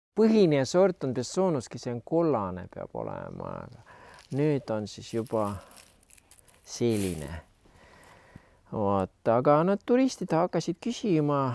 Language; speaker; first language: Estonian; non-native, local second language; Russian